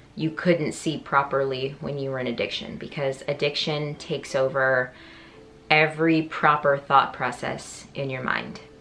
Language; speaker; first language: English; native; English